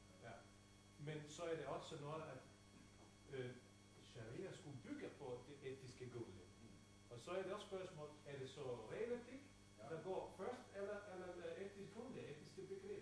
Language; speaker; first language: Danish; non-native, fluent; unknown